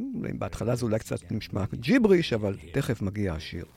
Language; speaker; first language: Hebrew; native; Hebrew